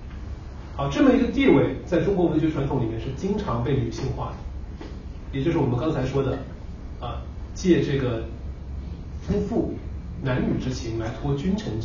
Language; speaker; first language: Chinese; native; Chinese